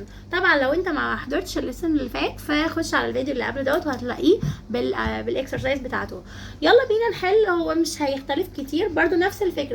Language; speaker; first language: Arabic; native; Arabic